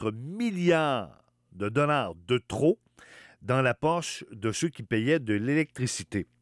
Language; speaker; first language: French; native; French